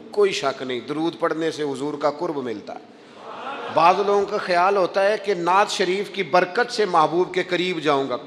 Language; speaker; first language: Urdu; non-native, local second language; Punjabi